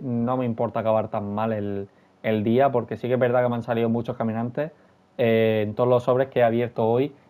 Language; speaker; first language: Spanish; native; Spanish